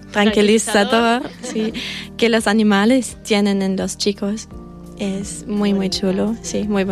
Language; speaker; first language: Spanish; non-native, fluent; German